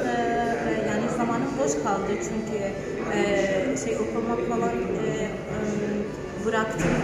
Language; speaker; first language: Turkish; non-native, learner; Arabic